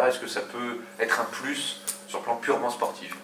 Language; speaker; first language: French; native; French